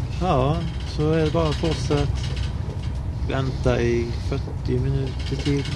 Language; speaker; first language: Swedish; native; Swedish